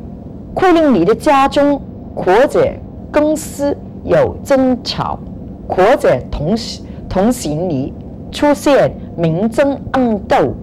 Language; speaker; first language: Chinese; non-native, local second language; Cantonese